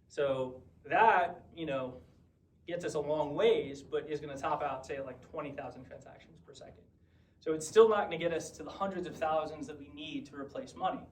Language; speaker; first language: English; native; English